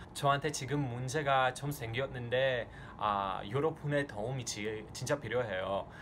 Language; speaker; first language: Korean; non-native, learner; Croatian